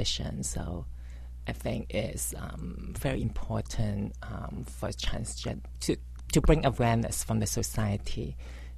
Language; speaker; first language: English; non-native, local second language; Cantonese